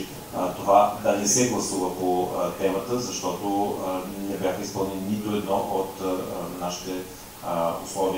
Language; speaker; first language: Bulgarian; native; Bulgarian